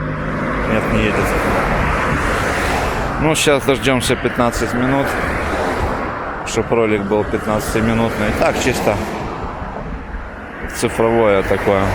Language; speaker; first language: Russian; native; Russian